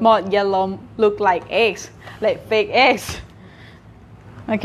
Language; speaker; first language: English; non-native, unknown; Thai